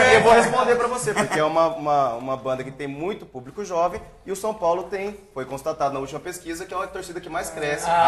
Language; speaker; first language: Portuguese; native; Portuguese